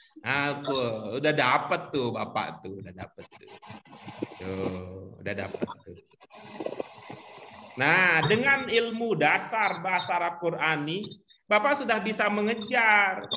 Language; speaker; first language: Indonesian; native; Indonesian